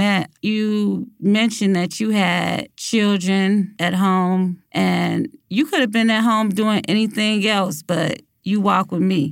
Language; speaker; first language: English; native; English